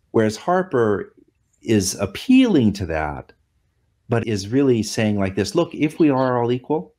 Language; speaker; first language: English; native; English